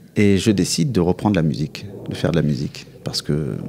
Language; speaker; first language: French; native; French